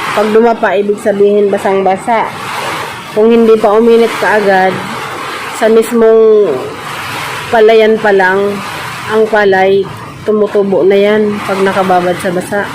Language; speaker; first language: Filipino; non-native, local second language; Bikol